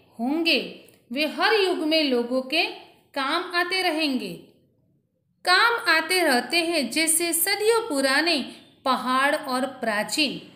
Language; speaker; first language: Hindi; non-native, local second language; Gujarati